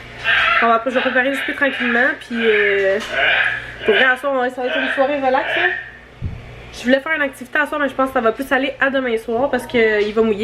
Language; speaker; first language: French; native; French